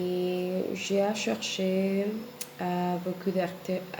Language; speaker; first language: French; non-native, learner; Spanish